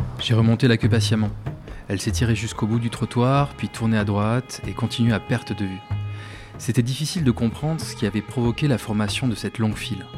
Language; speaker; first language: French; native; French